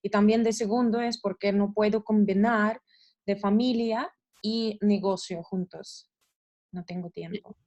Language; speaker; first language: Spanish; non-native, learner; Russian